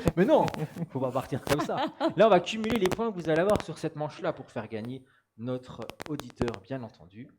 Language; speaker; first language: French; native; French